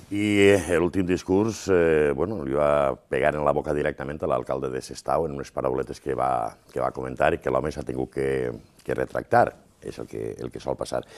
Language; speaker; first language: Catalan; native; Catalan